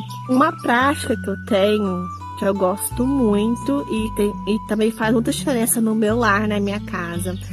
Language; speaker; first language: Portuguese; native; Portuguese